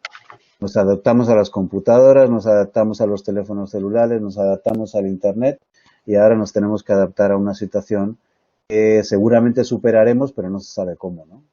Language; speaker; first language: Spanish; native; Spanish